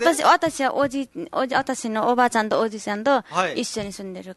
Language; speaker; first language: Japanese; non-native, learner; Nepali